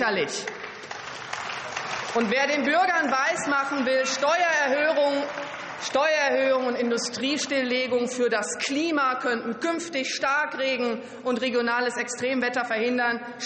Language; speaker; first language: German; native; German